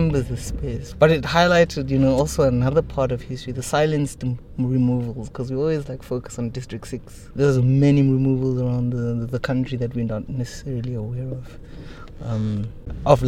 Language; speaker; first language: English; non-native, local second language; Tswana